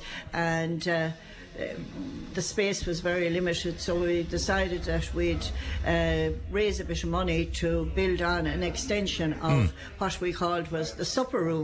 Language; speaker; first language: English; native; English